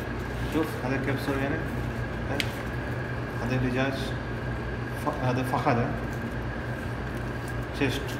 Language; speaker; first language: Arabic; non-native, learner; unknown